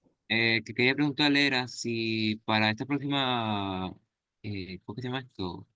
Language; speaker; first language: Spanish; native; Spanish